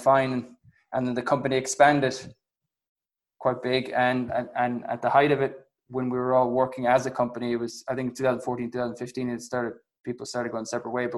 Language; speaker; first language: English; native; English